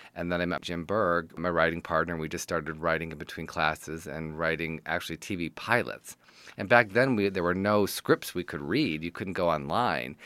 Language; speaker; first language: English; native; English